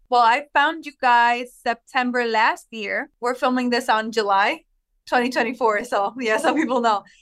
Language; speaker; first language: English; non-native, local second language; Spanish